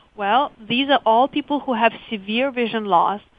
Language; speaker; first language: English; early bilingual, other home language; Lithuanian